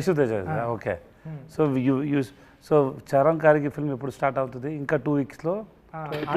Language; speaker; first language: Telugu; non-native, local second language; Tamil